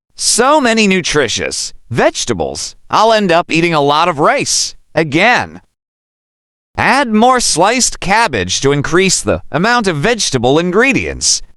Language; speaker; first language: English; non-native, local second language; Filipino